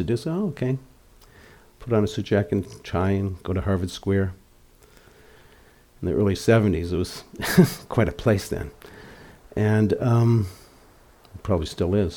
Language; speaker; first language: English; native; English